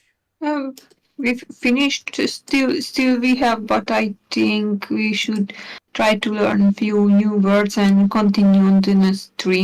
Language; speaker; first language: English; non-native, learner; Hungarian